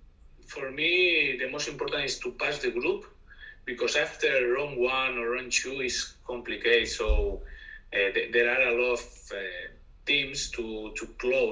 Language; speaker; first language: English; non-native, learner; Spanish